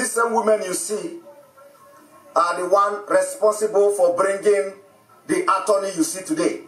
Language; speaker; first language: English; non-native, local second language; Igbo